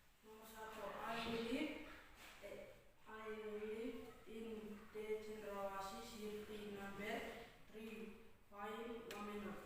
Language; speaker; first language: English; non-native, learner; Indonesian